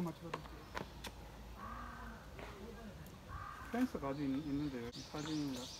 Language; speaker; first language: Korean; native; Korean